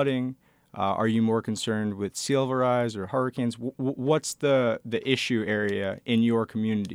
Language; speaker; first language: English; native; English